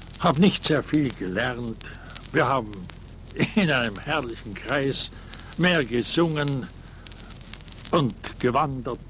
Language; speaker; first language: German; native; German